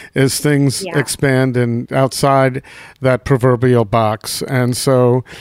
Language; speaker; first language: English; native; English